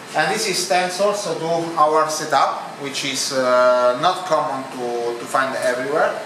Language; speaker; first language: English; non-native, fluent; Italian